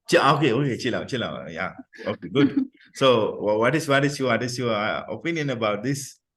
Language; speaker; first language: English; non-native, local second language; Sinhala